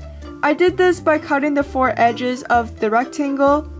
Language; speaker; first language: English; native; English